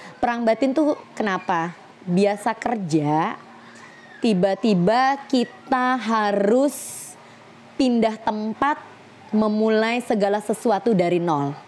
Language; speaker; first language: Indonesian; native; Indonesian